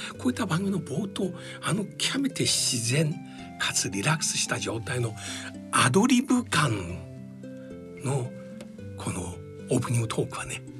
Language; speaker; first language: Japanese; non-native, fluent; Chinese